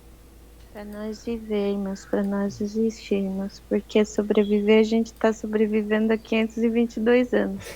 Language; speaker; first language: Portuguese; native; Portuguese